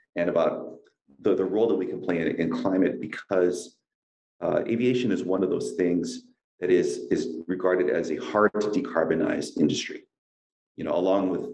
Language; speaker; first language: English; native; English